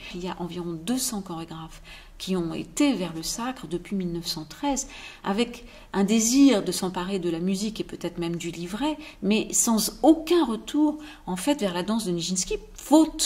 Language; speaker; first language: French; native; French